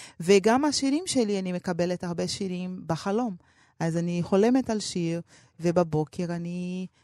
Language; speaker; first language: Hebrew; non-native, fluent; Portuguese